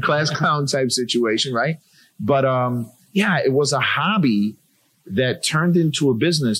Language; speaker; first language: English; native; English